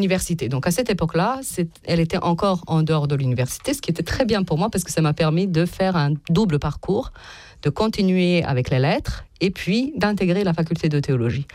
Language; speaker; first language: French; non-native, fluent; Serbian